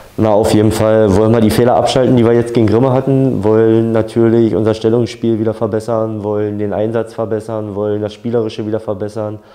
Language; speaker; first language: German; native; German